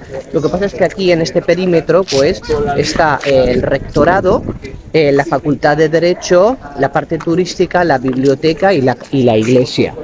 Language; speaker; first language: Spanish; native; Spanish